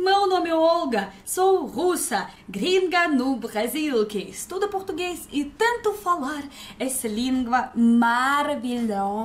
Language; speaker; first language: Portuguese; non-native, fluent; Russian